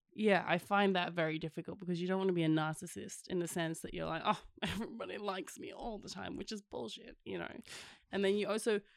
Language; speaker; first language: English; native; English